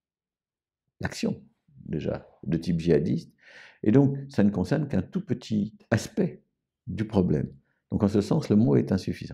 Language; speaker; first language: French; native; French